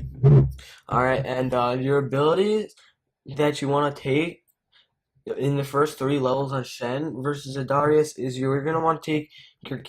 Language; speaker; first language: English; native; English